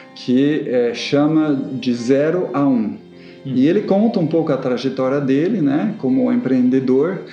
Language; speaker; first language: Portuguese; non-native, fluent; French